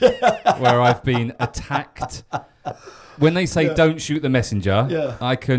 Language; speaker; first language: English; native; English